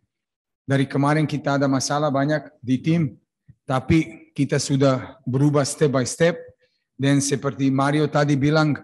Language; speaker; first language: Indonesian; non-native, fluent; Serbian